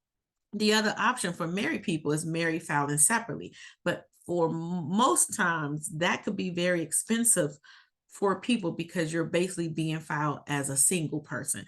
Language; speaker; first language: English; native; English